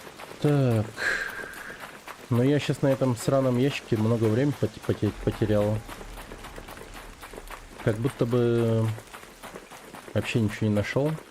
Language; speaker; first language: Russian; native; Russian